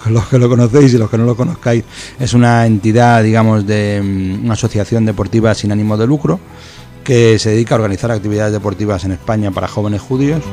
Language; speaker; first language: Spanish; native; Spanish